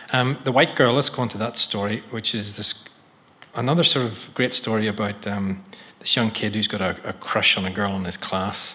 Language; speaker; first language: English; native; English